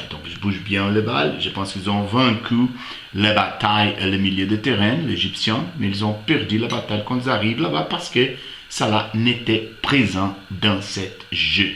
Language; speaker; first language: French; non-native, fluent; Portuguese